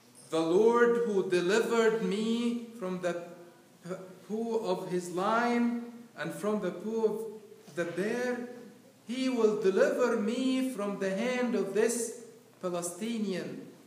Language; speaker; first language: English; non-native, fluent; Arabic